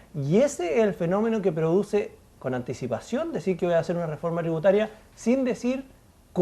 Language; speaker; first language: Spanish; native; Spanish